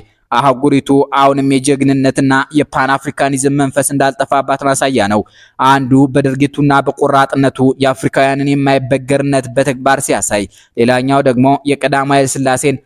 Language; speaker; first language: Amharic; native; Amharic